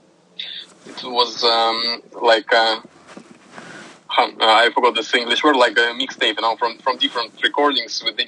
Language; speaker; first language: English; non-native, fluent; Russian